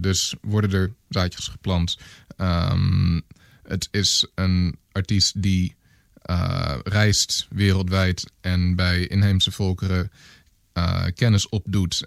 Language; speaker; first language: Dutch; native; Dutch